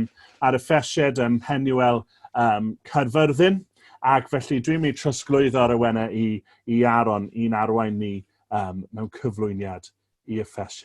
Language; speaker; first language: Welsh; native; Welsh